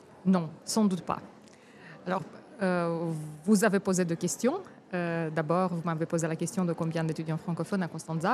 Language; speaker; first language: French; non-native, fluent; Romanian